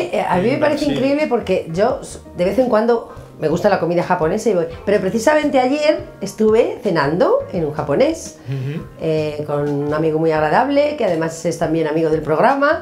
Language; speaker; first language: Spanish; native; Spanish